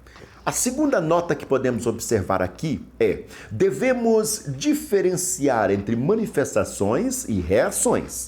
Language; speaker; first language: Portuguese; native; Portuguese